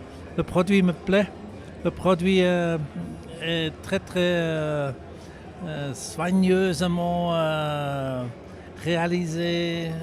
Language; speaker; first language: French; non-native, local second language; German